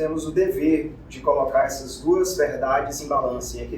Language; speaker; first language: Portuguese; native; Portuguese